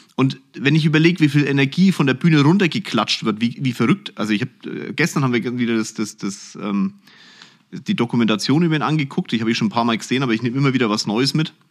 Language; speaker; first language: German; native; German